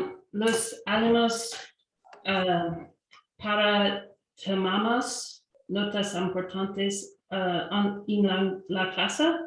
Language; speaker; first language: Spanish; non-native, learner; English